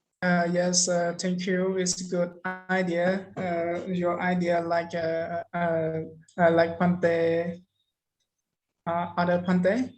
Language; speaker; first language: English; non-native, learner; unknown